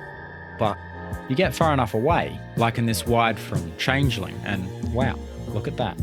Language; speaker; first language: English; native; English